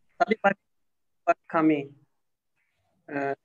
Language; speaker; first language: Indonesian; non-native, learner; Turkish